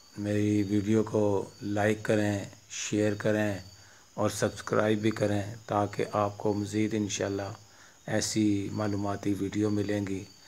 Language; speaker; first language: Urdu; native; Urdu